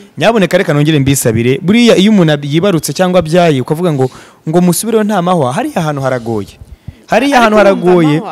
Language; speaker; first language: Kinyarwanda; native; Kinyarwanda